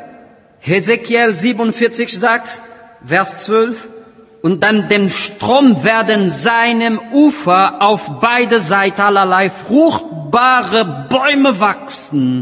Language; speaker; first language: German; non-native, learner; Portuguese